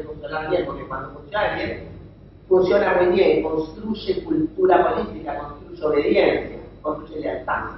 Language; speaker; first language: Spanish; native; Spanish